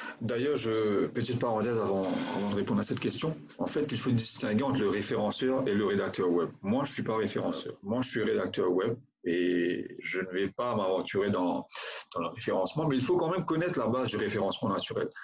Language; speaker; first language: French; non-native, local second language; Morisyen